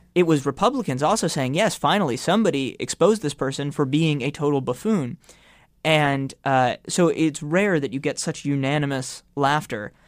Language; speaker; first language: English; native; English